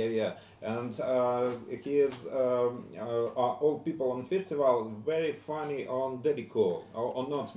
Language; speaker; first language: English; non-native, learner; Russian